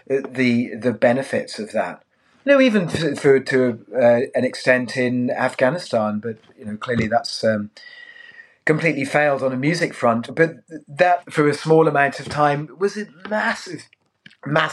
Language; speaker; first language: English; native; English